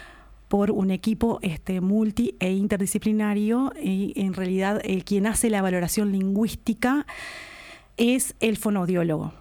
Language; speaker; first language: Spanish; native; Spanish